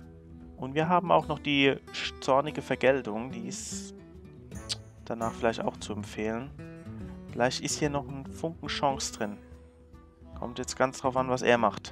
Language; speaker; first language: German; native; German